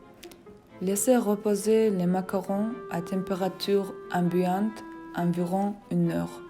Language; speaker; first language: French; non-native, fluent; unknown